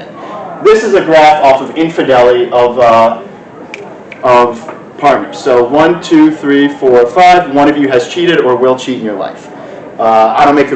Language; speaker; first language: English; native; English